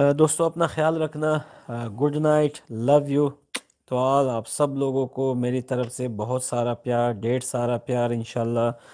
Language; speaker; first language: Urdu; non-native, local second language; Pashto